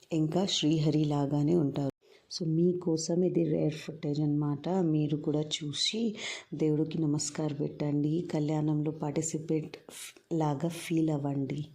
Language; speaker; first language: Telugu; non-native, local second language; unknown